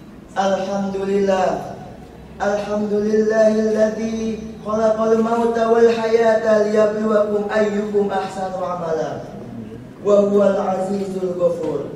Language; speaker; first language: Arabic; non-native, learner; Indonesian